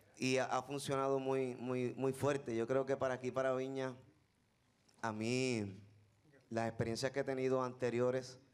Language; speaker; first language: Spanish; native; Spanish